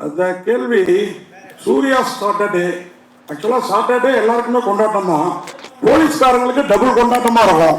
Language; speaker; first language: Tamil; native; Tamil